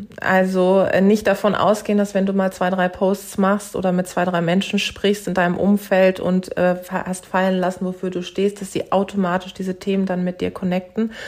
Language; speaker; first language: German; early bilingual, other home language; Turkish